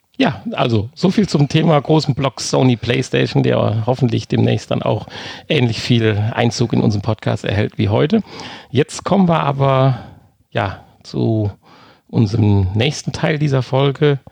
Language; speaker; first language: German; native; German